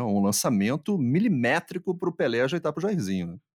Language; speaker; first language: Portuguese; native; Portuguese